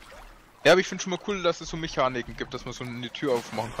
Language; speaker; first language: German; native; German